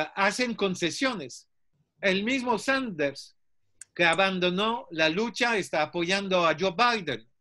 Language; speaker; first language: Spanish; non-native, fluent; French